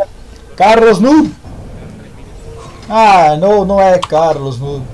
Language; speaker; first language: Spanish; non-native, learner; Portuguese